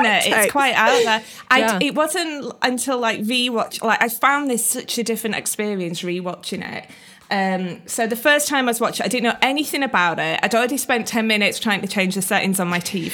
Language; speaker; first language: English; native; English